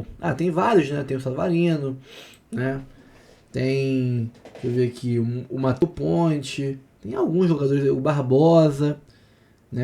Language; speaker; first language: Portuguese; native; Portuguese